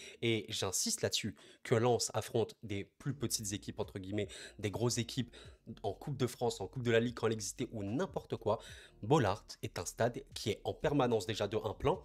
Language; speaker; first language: French; native; French